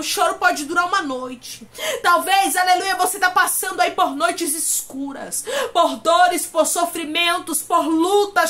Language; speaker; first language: Portuguese; native; Portuguese